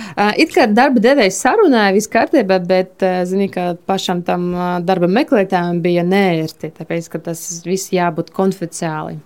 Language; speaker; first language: Latvian; non-native, local second language; Russian